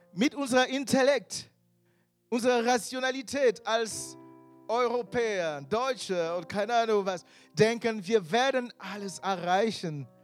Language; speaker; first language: German; non-native, fluent; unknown